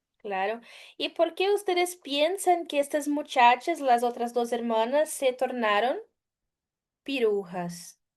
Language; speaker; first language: Spanish; non-native, fluent; Portuguese